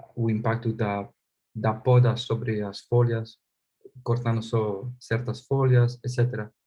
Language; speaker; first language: Portuguese; non-native, fluent; Spanish